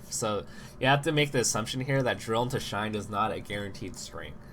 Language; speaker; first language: English; native; English